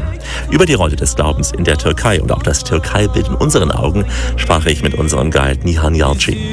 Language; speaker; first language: German; native; German